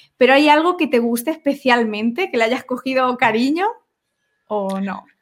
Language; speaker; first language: Spanish; native; Spanish